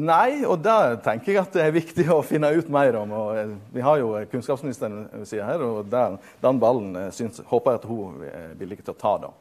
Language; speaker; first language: Norwegian; native; Norwegian